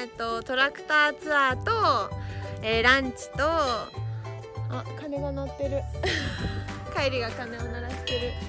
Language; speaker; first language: Japanese; native; Japanese